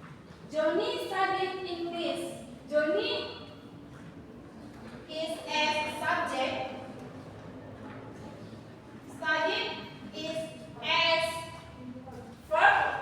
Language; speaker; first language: English; non-native, learner; Indonesian